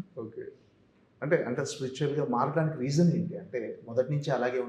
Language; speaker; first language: Telugu; native; Telugu